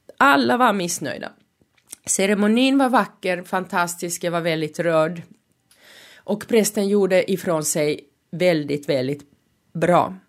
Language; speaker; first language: Swedish; non-native, local second language; Finnish